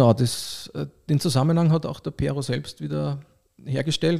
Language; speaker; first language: German; native; German